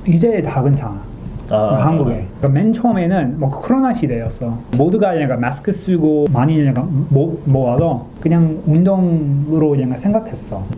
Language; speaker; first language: Korean; non-native, learner; English